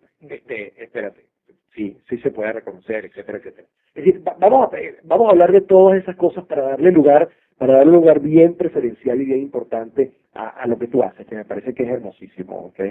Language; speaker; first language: Spanish; native; Spanish